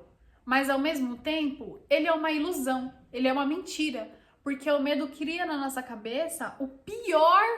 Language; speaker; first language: Portuguese; native; Portuguese